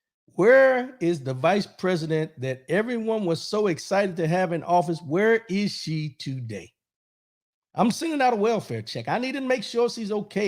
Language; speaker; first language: English; native; English